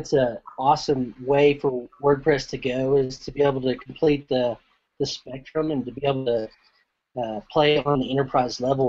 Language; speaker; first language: English; native; English